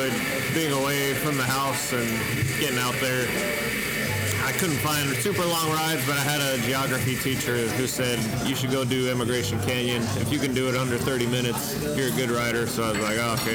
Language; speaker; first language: English; native; English